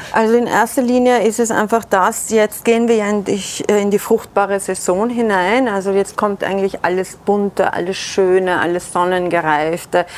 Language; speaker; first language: German; early bilingual, other home language; Persian